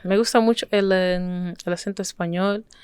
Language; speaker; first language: Spanish; non-native, fluent; French